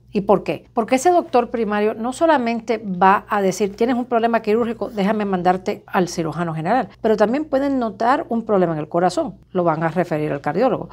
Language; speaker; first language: Spanish; native; Spanish